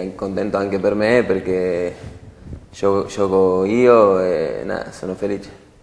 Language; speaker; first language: Italian; non-native, learner; Spanish